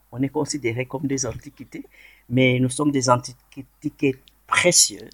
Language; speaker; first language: French; non-native, local second language; Wolof